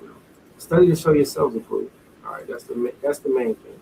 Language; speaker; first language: English; native; English